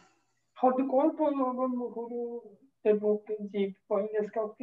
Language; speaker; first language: Swedish; non-native, fluent; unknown